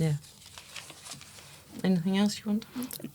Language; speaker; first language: English; native; English